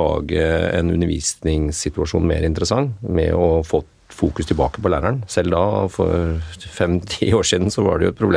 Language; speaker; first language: Norwegian; native; Norwegian